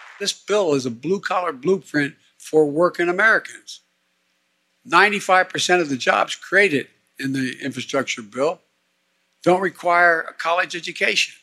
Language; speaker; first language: English; native; English